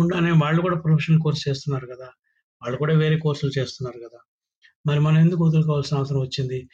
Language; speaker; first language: Telugu; native; Telugu